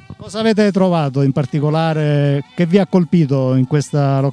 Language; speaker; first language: Italian; native; Italian